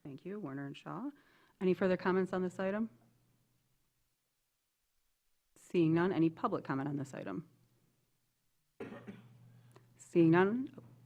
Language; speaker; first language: English; native; English